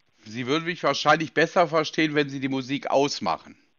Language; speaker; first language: German; native; German